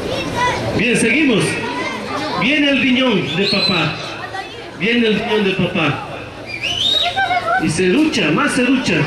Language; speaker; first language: Spanish; native; Spanish